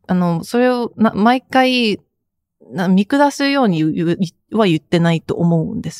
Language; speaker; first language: Japanese; early bilingual, heritage; Japanese